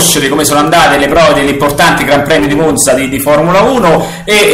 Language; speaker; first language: Italian; native; Italian